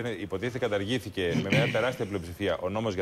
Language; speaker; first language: Greek; native; Greek